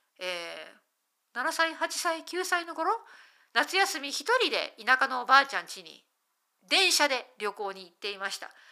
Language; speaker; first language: Japanese; native; Japanese